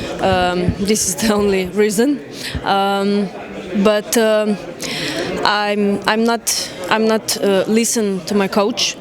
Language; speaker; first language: English; non-native, learner; Slovenian